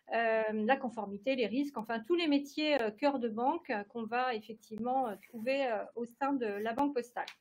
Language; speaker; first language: French; native; French